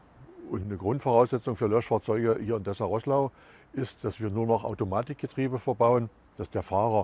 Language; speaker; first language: German; native; German